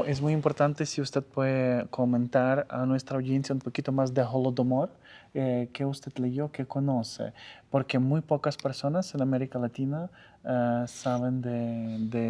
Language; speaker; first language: Spanish; non-native, fluent; Ukrainian